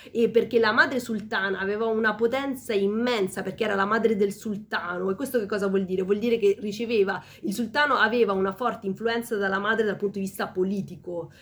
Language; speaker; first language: Italian; early bilingual, other home language; Spanish